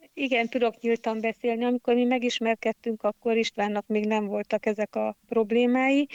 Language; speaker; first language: Hungarian; native; Hungarian